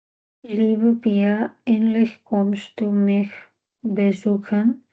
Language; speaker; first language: German; non-native, learner; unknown